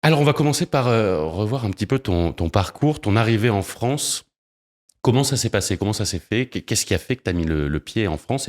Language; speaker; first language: French; native; French